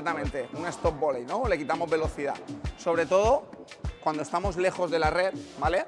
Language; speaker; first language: Spanish; native; Spanish